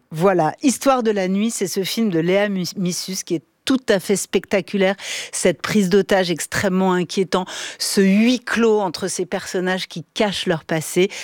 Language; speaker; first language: French; native; French